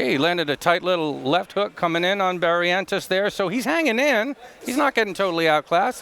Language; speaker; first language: English; native; English